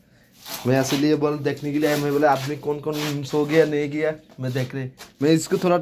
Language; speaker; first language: Hindi; non-native, learner; Bangla